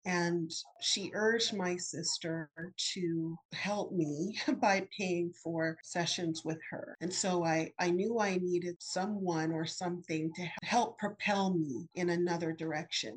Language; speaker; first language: English; native; English